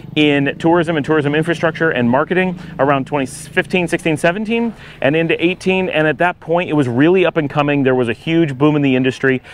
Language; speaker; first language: English; native; English